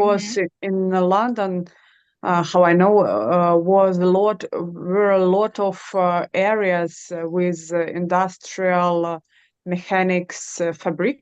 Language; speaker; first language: English; non-native, learner; Russian